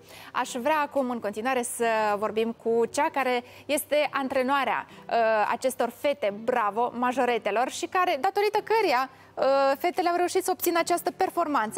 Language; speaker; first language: Romanian; native; Romanian